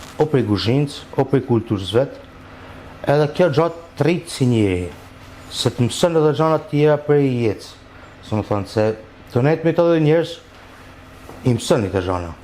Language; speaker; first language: Albanian; early bilingual, heritage; Albanian